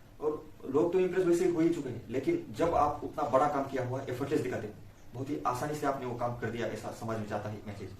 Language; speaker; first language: Hindi; non-native, local second language; Marathi